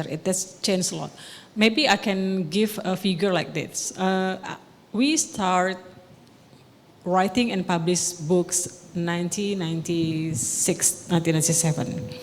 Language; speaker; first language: English; non-native, local second language; Indonesian